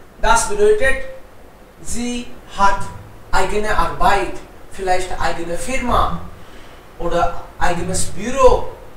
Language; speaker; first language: German; non-native, fluent; Hindi